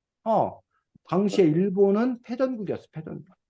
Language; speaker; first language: Korean; native; Korean